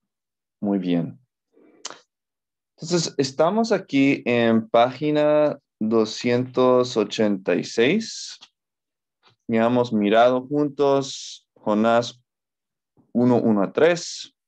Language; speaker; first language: Spanish; non-native, fluent; English